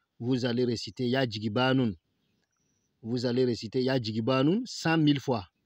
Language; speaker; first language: French; non-native, local second language; Bambara